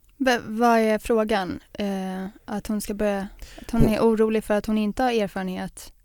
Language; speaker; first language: Swedish; native; Swedish